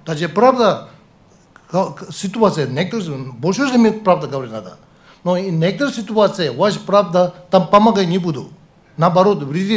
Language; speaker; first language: Russian; non-native, learner; Tibetan